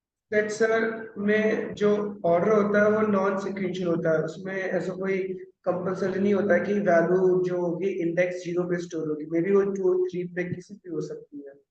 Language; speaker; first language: Hindi; native; Hindi